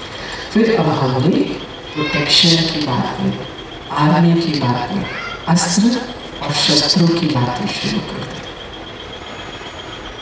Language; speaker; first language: Hindi; native; Hindi